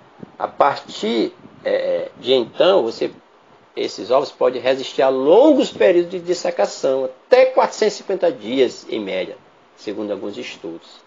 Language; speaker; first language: Portuguese; native; Portuguese